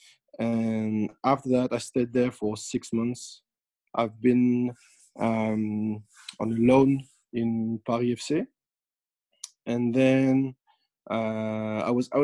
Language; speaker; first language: English; non-native, fluent; French